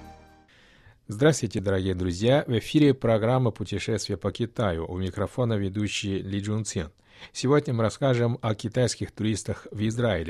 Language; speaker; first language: Russian; non-native, fluent; Chinese